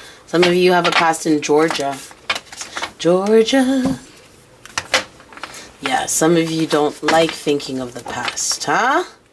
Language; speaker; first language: English; native; English